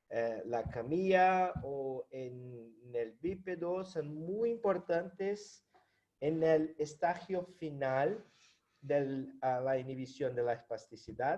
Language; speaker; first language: Spanish; non-native, fluent; Portuguese